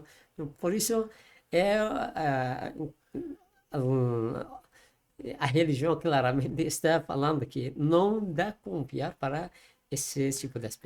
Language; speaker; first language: Portuguese; non-native, learner; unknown